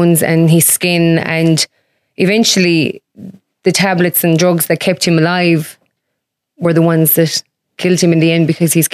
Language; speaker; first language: English; native; English